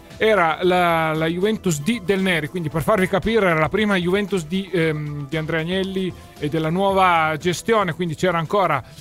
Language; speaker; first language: Italian; native; Italian